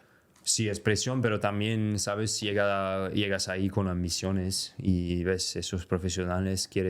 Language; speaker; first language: Spanish; non-native, fluent; French